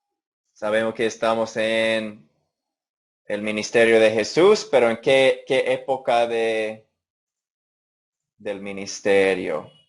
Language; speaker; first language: Spanish; non-native, fluent; English